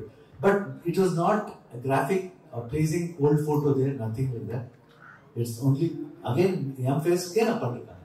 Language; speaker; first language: Tamil; non-native, learner; Kannada